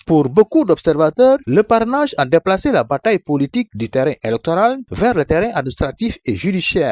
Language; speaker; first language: French; non-native, local second language; Wolof